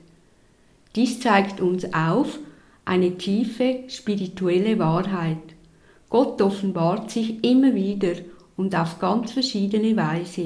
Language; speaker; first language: German; native; German